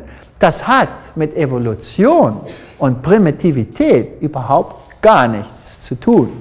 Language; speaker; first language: German; non-native, fluent; English